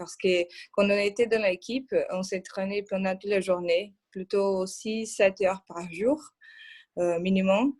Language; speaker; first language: French; non-native, fluent; Portuguese